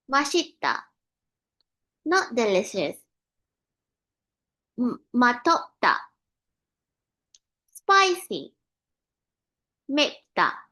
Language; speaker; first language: Korean; non-native, learner; English